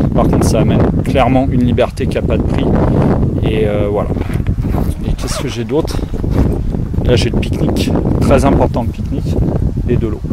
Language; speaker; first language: French; native; French